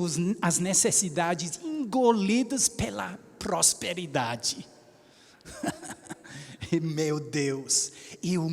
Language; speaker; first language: Portuguese; non-native, fluent; English